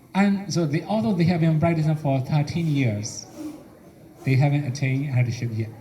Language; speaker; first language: English; non-native, fluent; Burmese